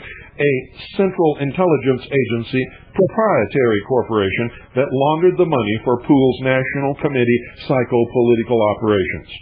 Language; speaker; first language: English; native; English